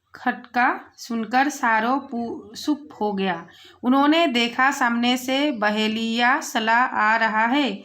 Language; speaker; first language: Hindi; non-native, local second language; Assamese